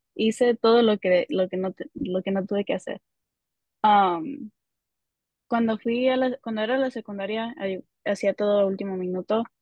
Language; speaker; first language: Spanish; early bilingual, heritage; Spanish